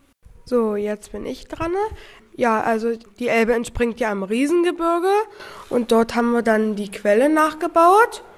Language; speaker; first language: German; native; German